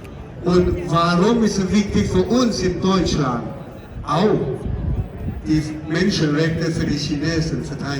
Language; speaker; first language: German; non-native, fluent; Cantonese